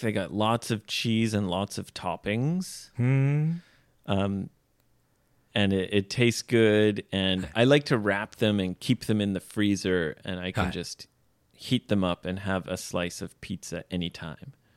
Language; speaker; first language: English; native; English